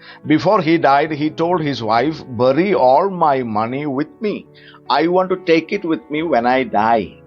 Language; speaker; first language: English; non-native, local second language; Malayalam